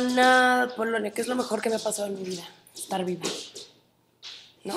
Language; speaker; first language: Spanish; native; Spanish